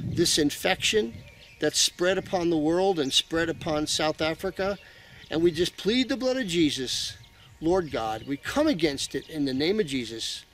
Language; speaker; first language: English; native; English